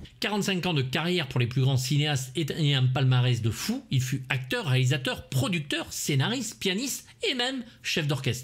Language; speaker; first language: French; native; French